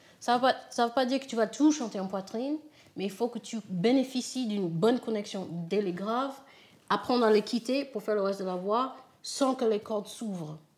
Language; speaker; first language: French; non-native, fluent; English